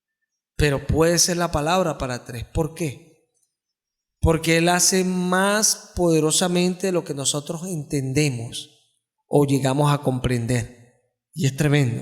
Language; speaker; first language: Spanish; native; Spanish